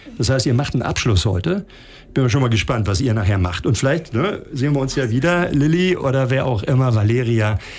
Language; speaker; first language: German; native; German